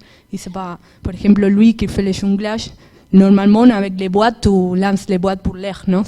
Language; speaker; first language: French; non-native, fluent; Spanish